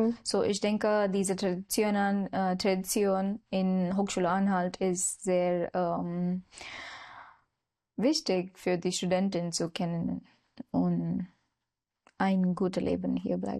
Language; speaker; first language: German; non-native, learner; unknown